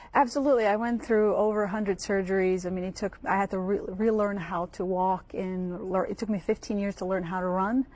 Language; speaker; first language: English; early bilingual, other home language; Bosnian